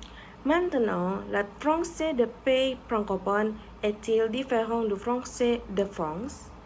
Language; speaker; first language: French; non-native, learner; Indonesian